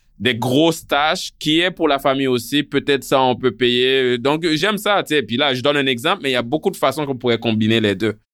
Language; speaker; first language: French; non-native, local second language; Haitian Creole